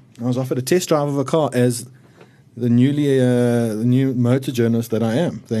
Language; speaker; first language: English; native; English